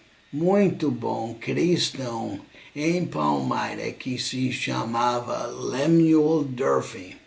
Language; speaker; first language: Portuguese; non-native, fluent; English